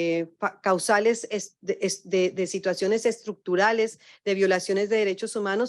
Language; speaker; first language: Spanish; native; Spanish